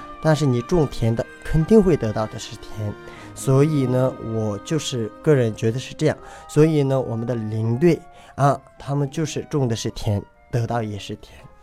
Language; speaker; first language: Chinese; non-native, local second language; Tibetan